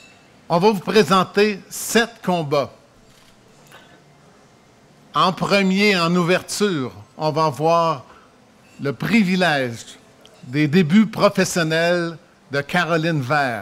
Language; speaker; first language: French; native; French